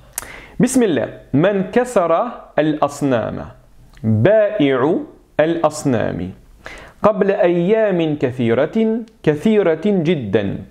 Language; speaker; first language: Arabic; non-native, fluent; French